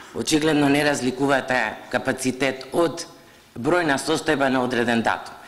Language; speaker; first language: Macedonian; native; Macedonian